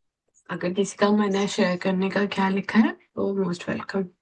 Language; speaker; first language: Hindi; native; Hindi